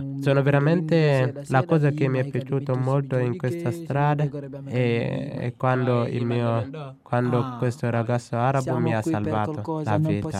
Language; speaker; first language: Italian; non-native, fluent; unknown